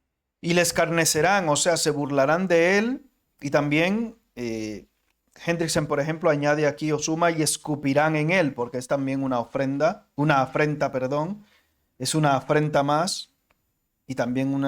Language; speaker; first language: Spanish; native; Spanish